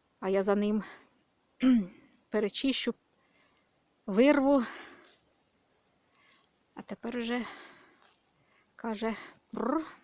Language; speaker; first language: Ukrainian; native; Ukrainian